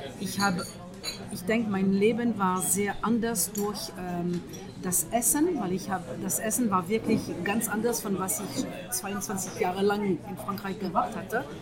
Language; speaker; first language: German; non-native, fluent; French